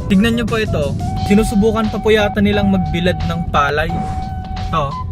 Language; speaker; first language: Filipino; non-native, local second language; Iloko